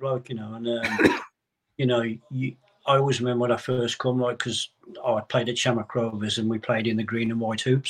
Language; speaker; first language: English; native; English